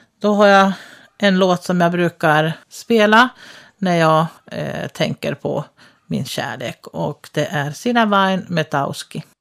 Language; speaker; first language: Swedish; early bilingual, other home language; Finnish